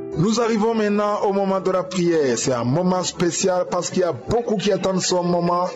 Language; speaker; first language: French; non-native, local second language; Rundi